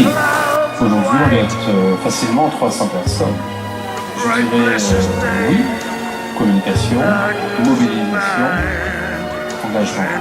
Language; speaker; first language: French; native; French